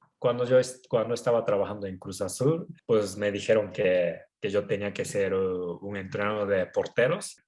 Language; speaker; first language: Spanish; non-native, fluent; Japanese